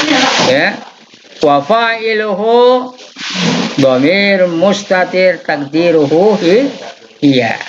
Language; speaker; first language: Arabic; non-native, fluent; Indonesian